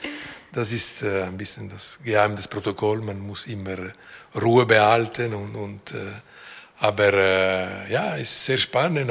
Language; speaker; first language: German; non-native, local second language; Italian